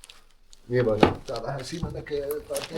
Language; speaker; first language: Finnish; native; Finnish